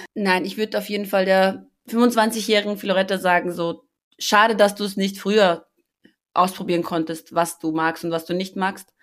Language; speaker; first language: German; early bilingual, other home language; Albanian